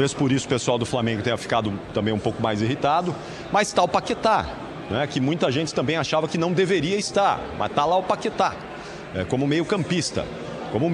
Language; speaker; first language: Portuguese; native; Portuguese